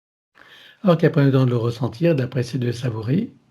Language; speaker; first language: French; native; French